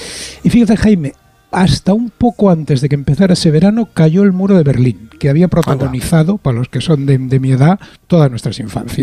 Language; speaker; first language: Spanish; native; Spanish